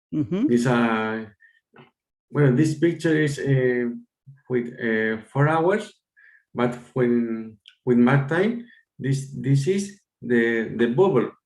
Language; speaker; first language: English; non-native, learner; Spanish